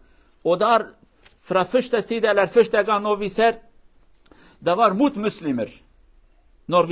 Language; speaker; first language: Norwegian; non-native, learner; Kurdish